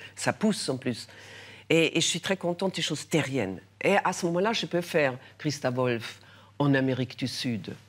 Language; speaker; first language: French; non-native, local second language; German